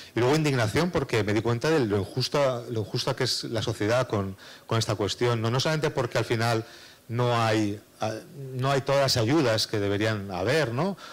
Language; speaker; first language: Spanish; native; Spanish